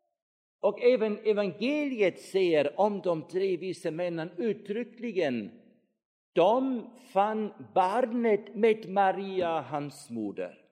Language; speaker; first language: Swedish; non-native, fluent; German